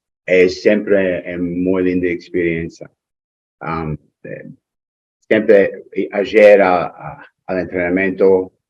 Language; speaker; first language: Spanish; non-native, learner; English